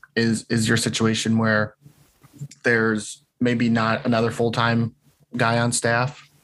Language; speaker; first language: English; native; English